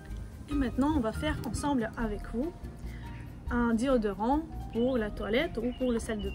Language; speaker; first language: French; non-native, fluent; Russian